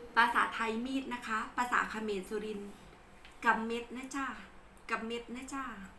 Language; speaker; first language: Thai; native; Thai